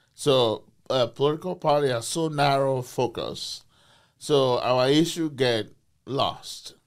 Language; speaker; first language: English; non-native, local second language; Bini